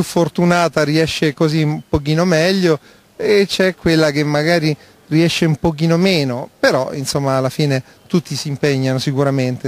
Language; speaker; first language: Italian; native; Italian